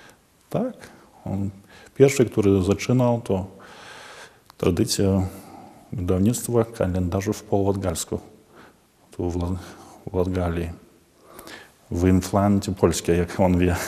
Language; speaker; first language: Polish; non-native, learner; Latvian